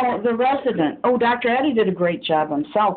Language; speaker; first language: English; native; English